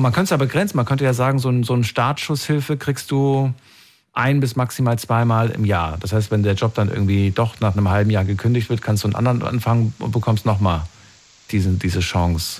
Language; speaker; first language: German; native; German